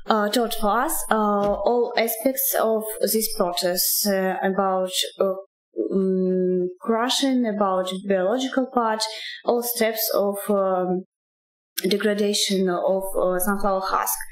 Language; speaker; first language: English; non-native, learner; Russian